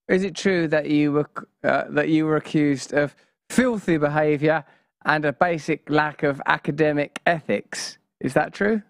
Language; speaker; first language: English; native; English